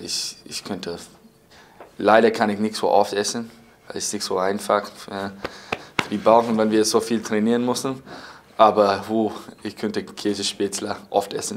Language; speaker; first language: German; non-native, fluent; English